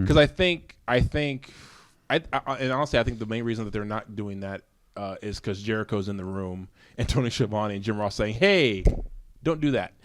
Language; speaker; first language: English; native; English